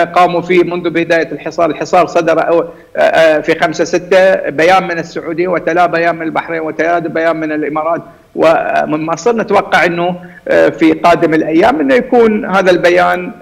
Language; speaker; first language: Arabic; native; Arabic